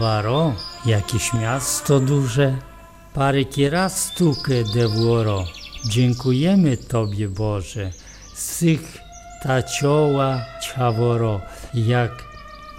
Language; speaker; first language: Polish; non-native, local second language; Romany